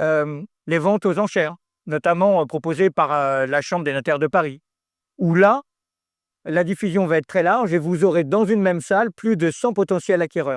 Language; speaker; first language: French; native; French